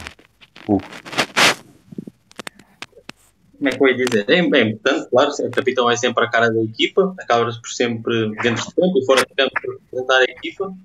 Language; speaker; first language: Portuguese; native; Portuguese